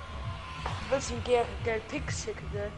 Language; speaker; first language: German; non-native, local second language; Luxembourgish